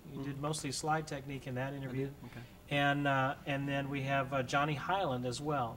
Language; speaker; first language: English; native; English